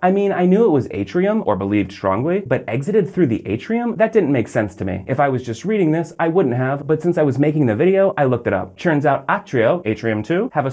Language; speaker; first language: English; native; English